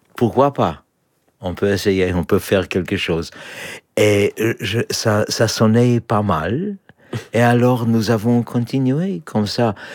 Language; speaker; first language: French; non-native, fluent; English